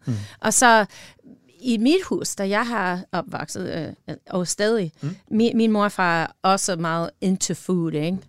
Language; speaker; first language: Danish; non-native, learner; English